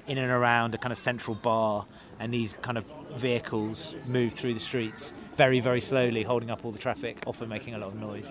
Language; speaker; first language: English; native; English